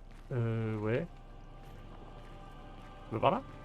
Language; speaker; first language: French; native; French